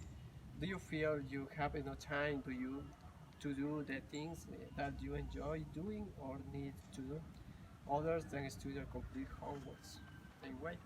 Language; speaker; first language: English; non-native, learner; Spanish